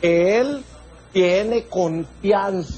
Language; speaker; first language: Spanish; non-native, learner; Filipino